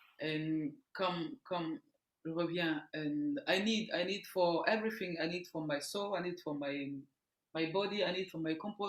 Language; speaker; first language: English; non-native, learner; French